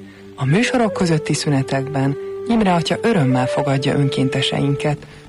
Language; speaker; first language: Hungarian; native; Hungarian